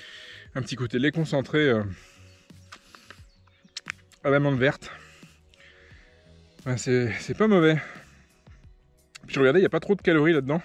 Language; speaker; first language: French; native; French